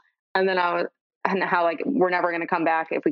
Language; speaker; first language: English; native; English